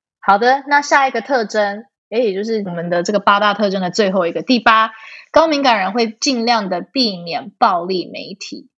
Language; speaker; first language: Chinese; early bilingual, heritage; Chinese